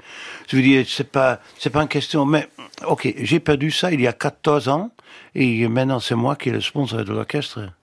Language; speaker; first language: French; non-native, fluent; Dutch